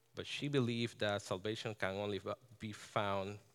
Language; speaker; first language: English; non-native, fluent; Spanish